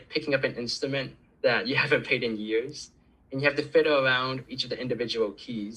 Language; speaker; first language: English; early bilingual, other home language; Cantonese